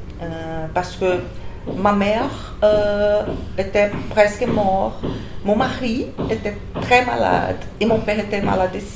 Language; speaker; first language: French; non-native, fluent; Portuguese